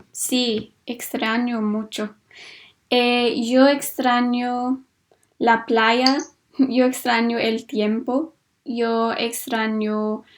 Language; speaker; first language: Spanish; non-native, fluent; English